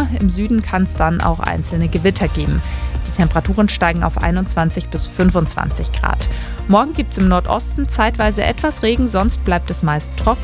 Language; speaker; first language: German; native; German